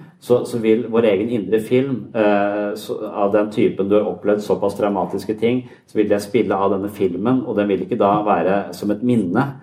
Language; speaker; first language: Norwegian; native; Norwegian